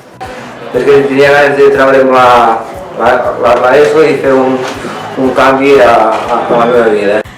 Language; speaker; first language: Catalan; non-native, local second language; Spanish